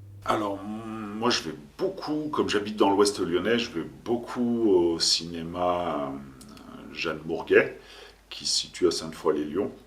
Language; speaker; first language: French; native; French